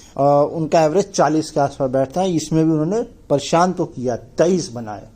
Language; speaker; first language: Hindi; native; Hindi